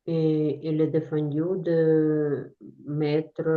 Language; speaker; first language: French; non-native, learner; Ukrainian